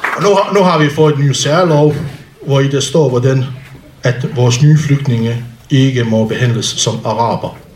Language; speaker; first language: Danish; non-native, fluent; Bosnian